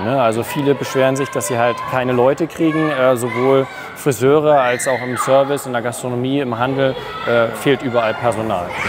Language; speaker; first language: German; native; German